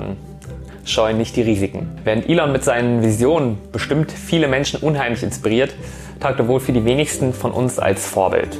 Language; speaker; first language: German; native; German